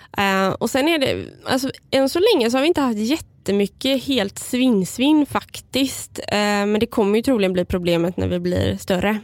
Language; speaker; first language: Swedish; early bilingual, other home language; Bulgarian